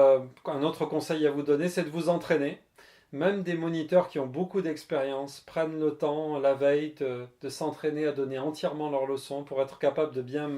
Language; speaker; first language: French; native; French